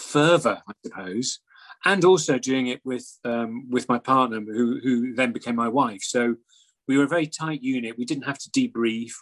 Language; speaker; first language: English; native; English